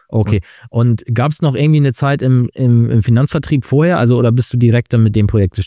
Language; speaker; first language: German; native; German